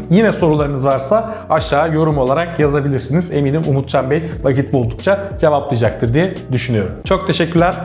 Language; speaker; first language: Turkish; native; Turkish